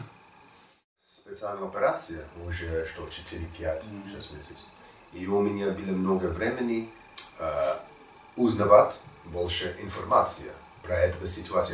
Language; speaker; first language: Russian; non-native, learner; English